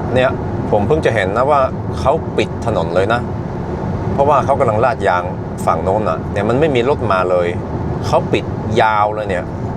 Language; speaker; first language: Thai; early bilingual, heritage; Thai